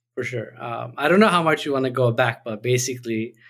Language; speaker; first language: English; non-native, fluent; Turkish